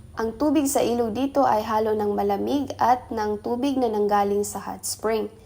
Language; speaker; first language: Filipino; native; Filipino